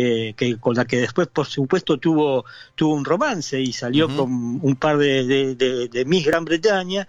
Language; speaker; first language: Spanish; native; Spanish